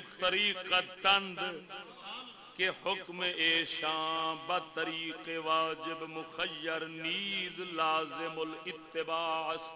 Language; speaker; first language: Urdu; non-native, local second language; Punjabi